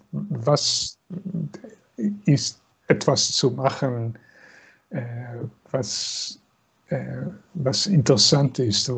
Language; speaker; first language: German; non-native, fluent; Dutch